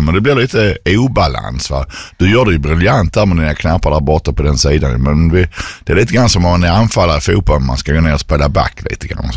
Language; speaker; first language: Swedish; native; Swedish